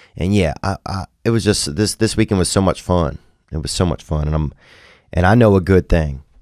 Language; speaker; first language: English; native; English